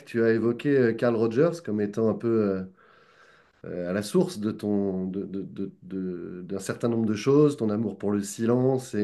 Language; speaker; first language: French; native; French